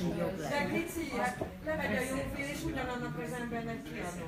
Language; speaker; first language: Hungarian; native; Hungarian